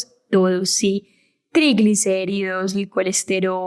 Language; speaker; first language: Spanish; native; Spanish